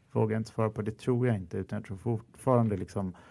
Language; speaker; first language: Swedish; native; Swedish